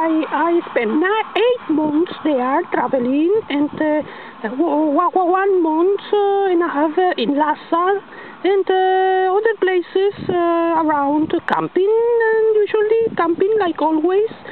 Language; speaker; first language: English; non-native, learner; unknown